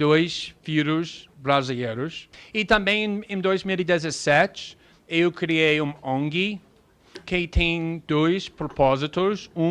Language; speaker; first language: Portuguese; non-native, fluent; English